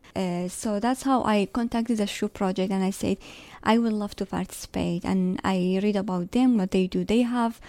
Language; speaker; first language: English; non-native, fluent; Arabic